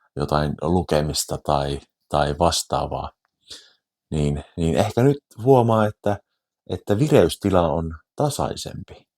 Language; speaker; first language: Finnish; native; Finnish